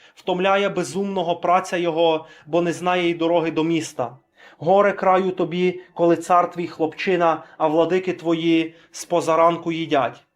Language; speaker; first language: Ukrainian; native; Ukrainian